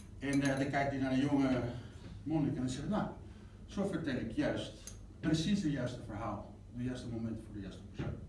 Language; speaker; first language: Dutch; non-native, fluent; Spanish